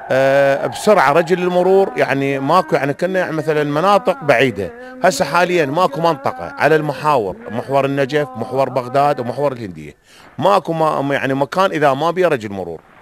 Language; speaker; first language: Arabic; native; Arabic